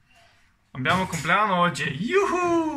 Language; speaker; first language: Italian; non-native, learner; Russian